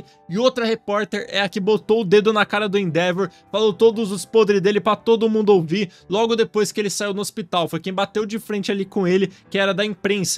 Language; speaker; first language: Portuguese; native; Portuguese